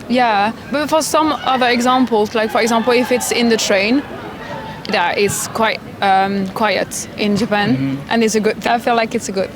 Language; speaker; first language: English; non-native, fluent; French